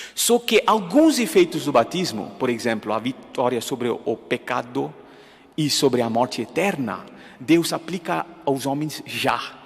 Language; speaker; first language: Portuguese; non-native, fluent; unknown